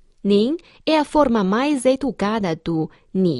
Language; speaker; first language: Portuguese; non-native, fluent; Chinese